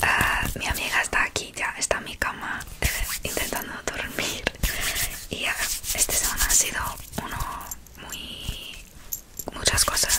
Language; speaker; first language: Spanish; non-native, learner; English